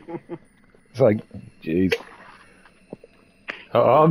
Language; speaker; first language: English; native; English